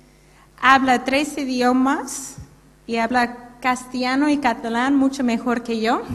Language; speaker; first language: Spanish; non-native, fluent; English